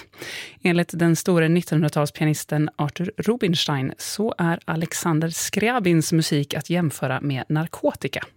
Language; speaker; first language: Swedish; native; Swedish